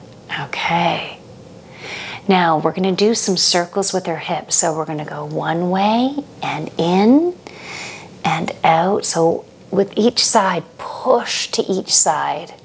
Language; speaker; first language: English; native; English